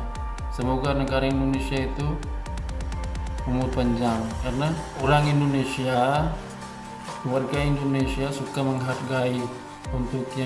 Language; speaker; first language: Indonesian; non-native, learner; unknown